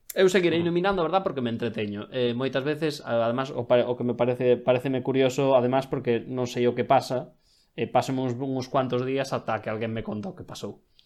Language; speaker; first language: Galician; non-native, local second language; Spanish